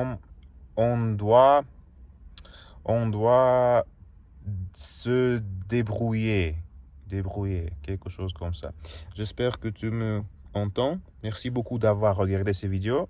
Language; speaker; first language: French; non-native, learner; Russian